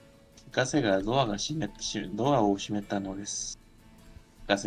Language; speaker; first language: Japanese; non-native, fluent; Spanish